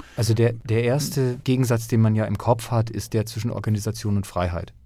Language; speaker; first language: German; native; German